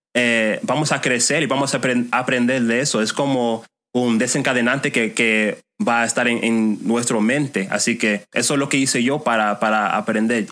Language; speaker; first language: Spanish; non-native, fluent; English